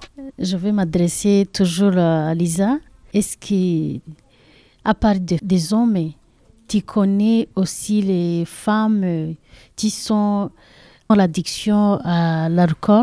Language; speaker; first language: French; non-native, learner; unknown